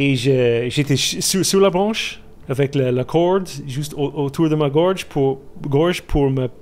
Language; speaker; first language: French; non-native, fluent; English